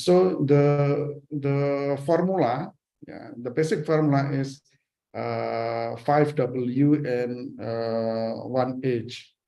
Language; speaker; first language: English; non-native, fluent; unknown